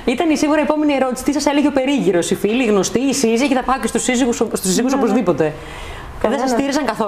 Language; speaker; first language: Greek; native; Greek